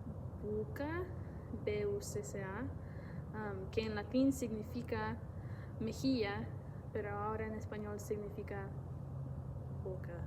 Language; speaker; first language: Spanish; non-native, fluent; English